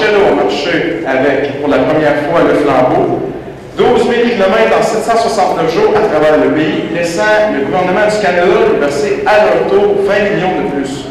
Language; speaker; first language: French; native; French